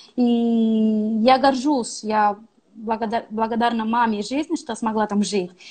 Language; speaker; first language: Russian; non-native, fluent; Spanish